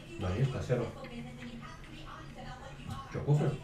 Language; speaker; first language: Russian; early bilingual, heritage; Russian